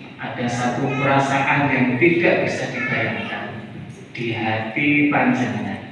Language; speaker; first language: Indonesian; non-native, local second language; Javanese